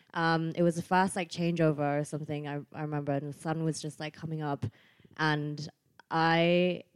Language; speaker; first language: English; non-native, fluent; Thai